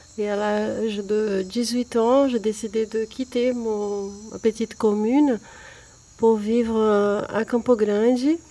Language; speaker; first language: French; non-native, fluent; Portuguese